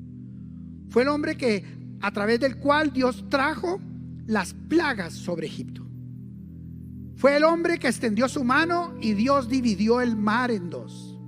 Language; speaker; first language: Spanish; native; Spanish